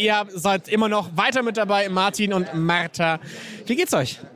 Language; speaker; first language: German; native; German